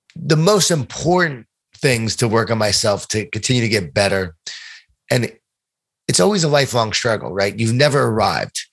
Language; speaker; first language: English; native; English